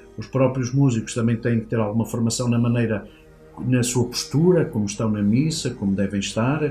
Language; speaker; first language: Portuguese; native; Portuguese